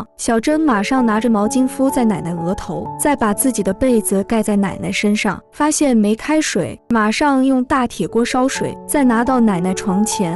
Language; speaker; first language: Chinese; native; Chinese